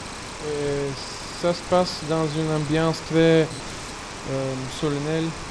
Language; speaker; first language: French; non-native, fluent; Bulgarian